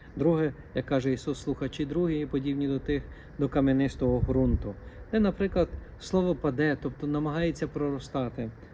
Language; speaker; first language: Ukrainian; native; Ukrainian